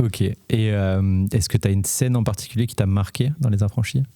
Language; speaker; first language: French; native; French